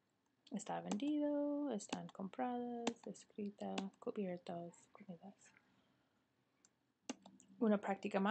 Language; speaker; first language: Spanish; non-native, fluent; English